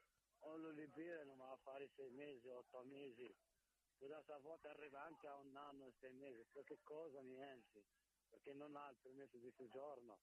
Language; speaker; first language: Italian; non-native, fluent; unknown